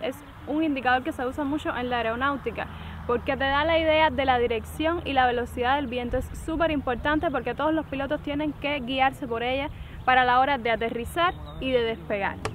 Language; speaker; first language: Spanish; native; Spanish